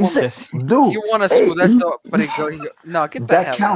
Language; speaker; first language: English; native; English